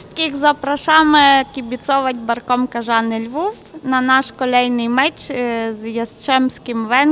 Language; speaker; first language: Polish; non-native, learner; Ukrainian